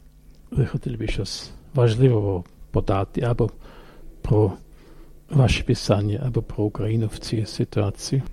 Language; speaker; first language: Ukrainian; non-native, fluent; German